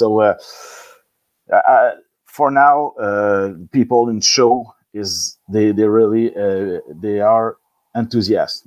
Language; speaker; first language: English; non-native, learner; French